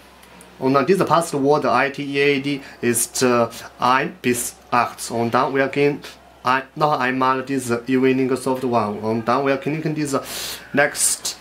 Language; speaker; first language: German; non-native, learner; Chinese